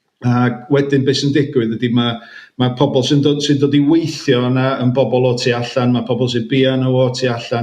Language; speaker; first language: Welsh; native; Welsh